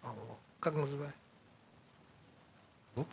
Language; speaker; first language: Russian; non-native, learner; Tibetan